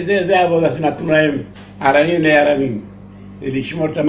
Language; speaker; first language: Hebrew; non-native, learner; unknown